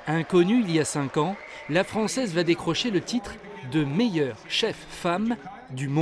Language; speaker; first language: French; native; French